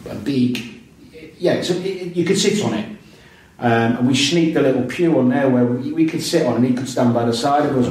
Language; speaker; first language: English; native; English